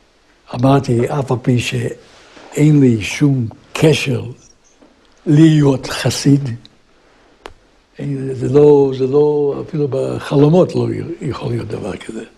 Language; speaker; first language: Hebrew; non-native, fluent; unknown